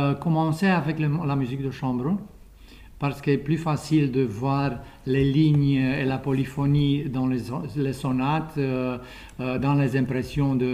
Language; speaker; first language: French; non-native, fluent; Romanian